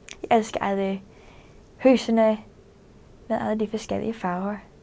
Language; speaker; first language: Danish; non-native, fluent; English